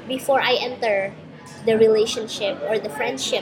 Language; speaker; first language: English; early bilingual, heritage; English